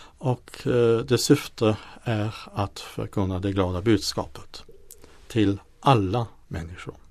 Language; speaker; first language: Swedish; non-native, fluent; French